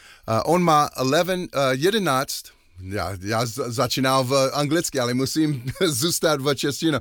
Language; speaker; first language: Czech; non-native, learner; English